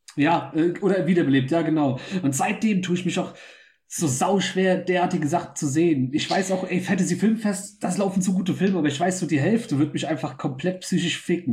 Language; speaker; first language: German; native; German